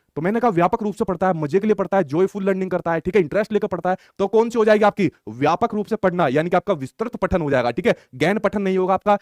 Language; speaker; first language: Hindi; native; Hindi